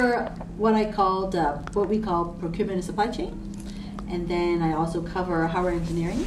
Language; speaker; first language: English; non-native, local second language; Cantonese